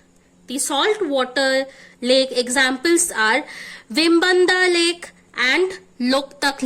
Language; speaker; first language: English; non-native, local second language; Hindi